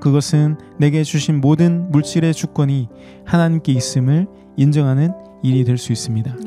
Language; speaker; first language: Korean; native; Korean